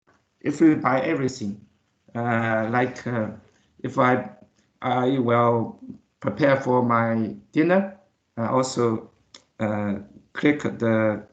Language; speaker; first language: English; non-native, learner; Chinese